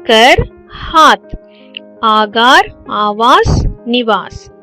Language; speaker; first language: Hindi; non-native, local second language; Kannada